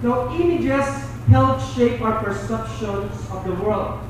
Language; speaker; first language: English; non-native, local second language; Filipino